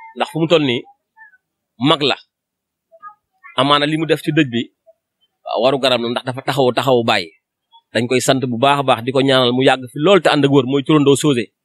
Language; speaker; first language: Wolof; native; Wolof